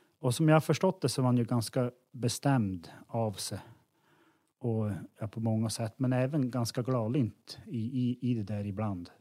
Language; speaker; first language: Swedish; native; Swedish